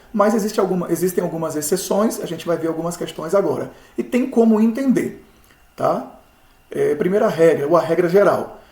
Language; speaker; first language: Portuguese; native; Portuguese